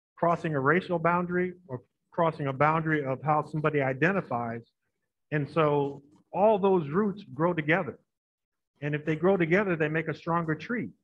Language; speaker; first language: English; native; English